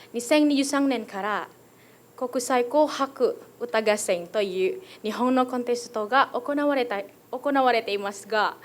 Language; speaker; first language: Japanese; non-native, fluent; Indonesian